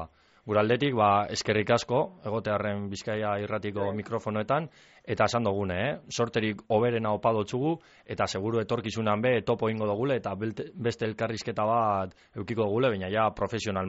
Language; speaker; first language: Basque; native; Basque